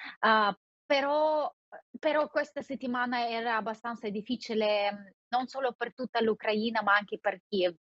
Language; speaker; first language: Italian; non-native, fluent; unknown